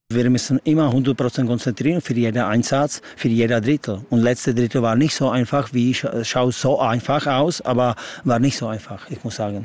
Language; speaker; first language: German; non-native, learner; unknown